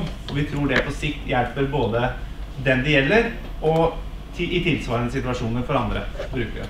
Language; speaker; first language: Norwegian; native; Norwegian